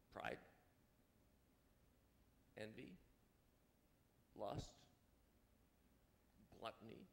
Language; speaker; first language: English; native; English